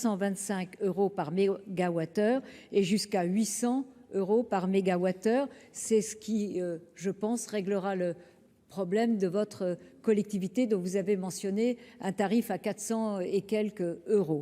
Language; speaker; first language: French; native; French